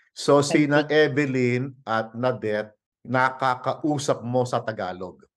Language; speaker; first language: Filipino; native; Filipino